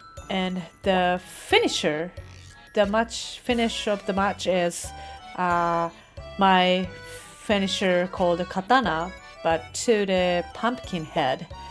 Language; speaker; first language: English; non-native, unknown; Japanese